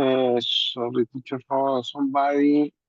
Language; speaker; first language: English; non-native, learner; Spanish